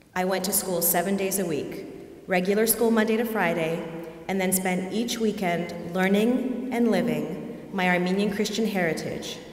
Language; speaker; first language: English; native; English